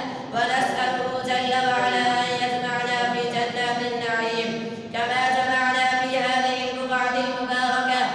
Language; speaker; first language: Arabic; non-native, fluent; Urdu